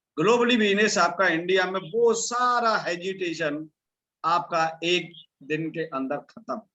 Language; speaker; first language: Hindi; native; Hindi